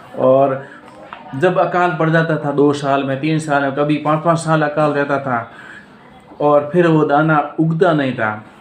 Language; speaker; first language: Hindi; native; Hindi